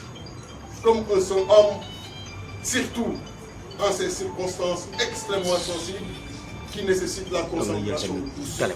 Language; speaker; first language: French; non-native, local second language; Wolof